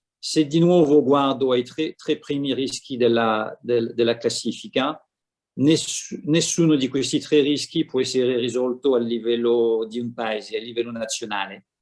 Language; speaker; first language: Italian; non-native, fluent; French